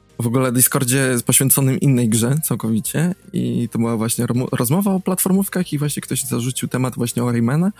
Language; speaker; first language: Polish; native; Polish